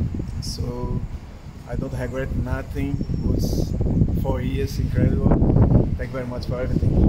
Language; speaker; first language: English; non-native, fluent; Portuguese